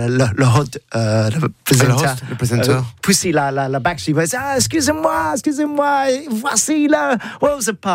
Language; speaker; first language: French; non-native, learner; English